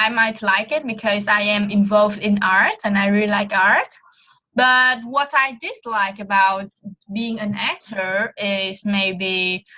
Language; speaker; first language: English; non-native, fluent; Vietnamese